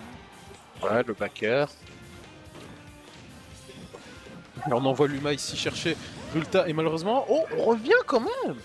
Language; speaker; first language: French; native; French